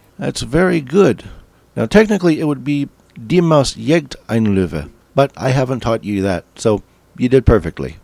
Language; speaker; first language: English; native; English